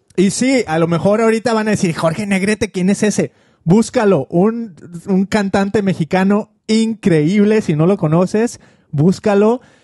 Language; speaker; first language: Spanish; native; Spanish